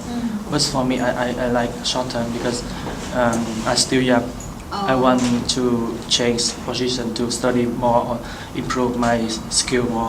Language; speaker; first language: English; non-native, learner; Vietnamese